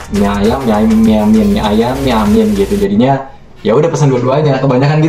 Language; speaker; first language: Indonesian; native; Indonesian